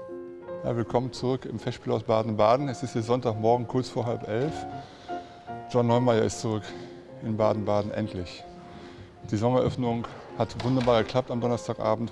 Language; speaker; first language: German; native; German